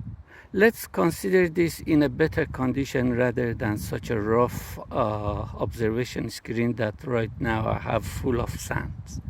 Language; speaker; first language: English; non-native, fluent; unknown